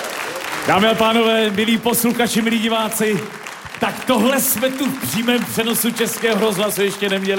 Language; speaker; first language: Czech; native; Czech